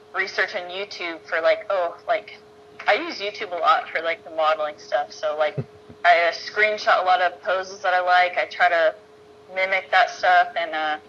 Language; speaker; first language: English; native; English